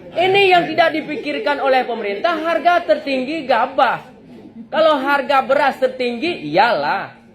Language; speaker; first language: Indonesian; non-native, local second language; Achinese